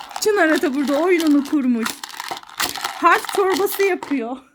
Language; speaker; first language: Turkish; native; Turkish